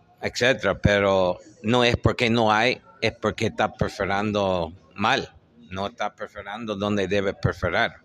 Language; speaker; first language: Spanish; non-native, fluent; English